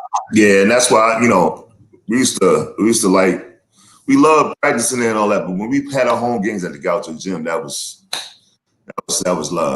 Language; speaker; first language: English; native; English